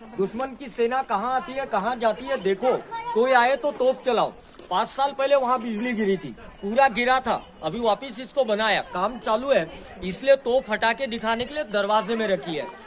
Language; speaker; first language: Hindi; non-native, local second language; Marathi